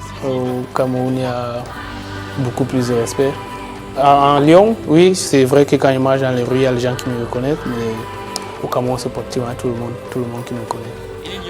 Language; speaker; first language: French; non-native, local second language; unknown